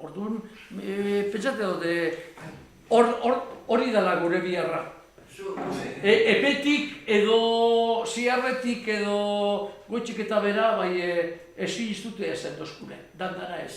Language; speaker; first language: Basque; native; Basque